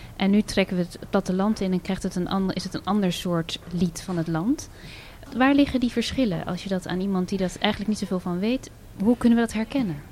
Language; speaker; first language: Dutch; native; Dutch